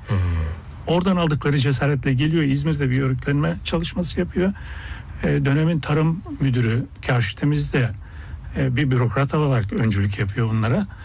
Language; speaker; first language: Turkish; native; Turkish